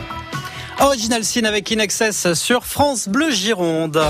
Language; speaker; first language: French; native; French